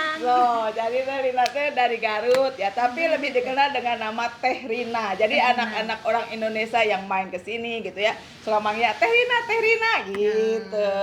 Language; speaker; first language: Indonesian; non-native, local second language; Sundanese